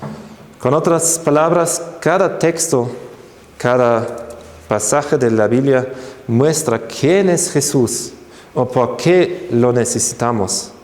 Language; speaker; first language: Spanish; non-native, fluent; German